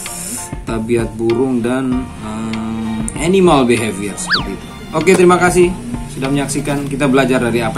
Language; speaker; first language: Indonesian; native; Indonesian